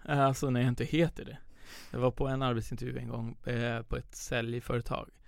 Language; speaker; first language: Swedish; early bilingual, other home language; Persian